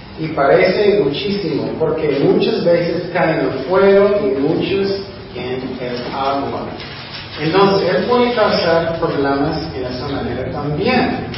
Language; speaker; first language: Spanish; non-native, fluent; English